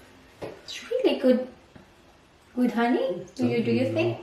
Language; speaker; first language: English; non-native, learner; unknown